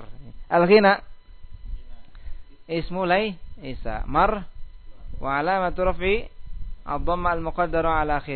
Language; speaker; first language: Arabic; non-native, fluent; Indonesian